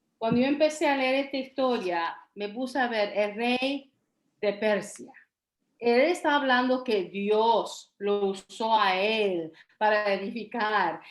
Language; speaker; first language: Spanish; early bilingual, heritage; Spanish